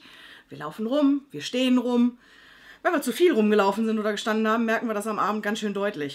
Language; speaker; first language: German; native; German